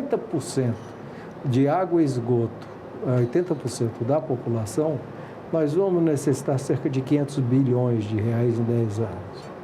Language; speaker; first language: Portuguese; native; Portuguese